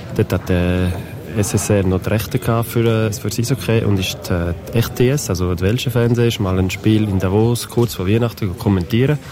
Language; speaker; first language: German; non-native, local second language; French